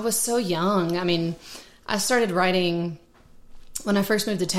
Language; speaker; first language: English; native; English